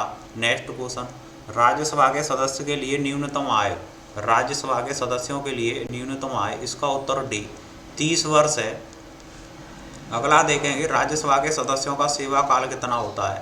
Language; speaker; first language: Hindi; native; Hindi